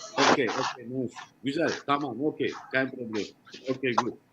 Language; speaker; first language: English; non-native, learner; Turkish